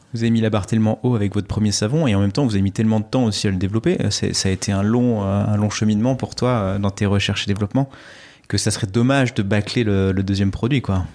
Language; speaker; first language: French; native; French